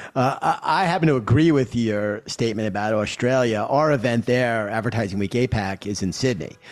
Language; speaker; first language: English; native; English